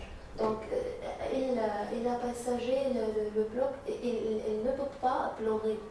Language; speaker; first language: French; non-native, learner; Arabic